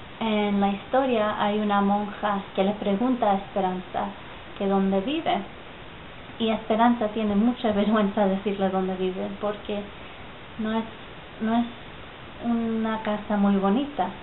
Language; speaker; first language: Spanish; early bilingual, heritage; Spanish